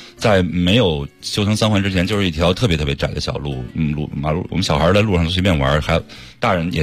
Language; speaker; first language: Chinese; native; Chinese